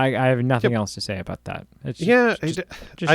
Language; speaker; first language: English; native; English